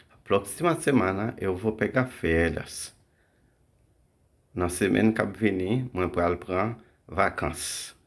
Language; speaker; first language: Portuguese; non-native, fluent; Haitian Creole